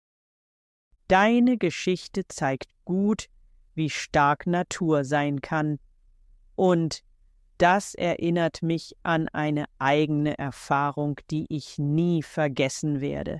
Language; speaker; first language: German; native; German